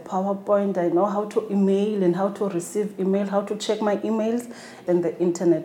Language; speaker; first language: English; non-native, local second language; Xhosa